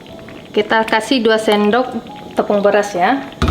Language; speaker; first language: Indonesian; native; Indonesian